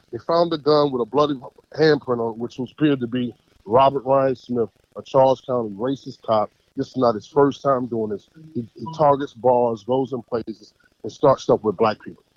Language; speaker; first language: English; native; English